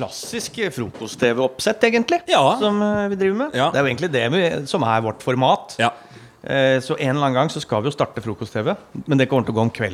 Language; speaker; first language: Norwegian; native; Norwegian